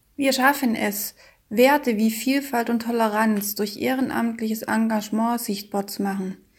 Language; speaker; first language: German; native; German